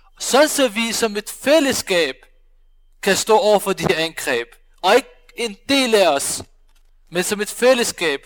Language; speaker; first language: Danish; early bilingual, other home language; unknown